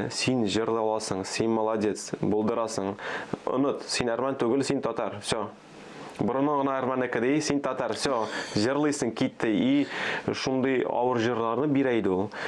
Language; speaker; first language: Tatar; early bilingual, other home language; Armenian